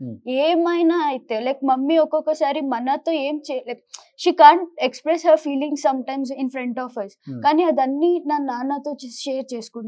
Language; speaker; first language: Telugu; non-native, local second language; Kannada